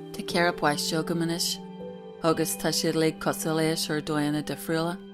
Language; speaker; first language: Irish; non-native, local second language; English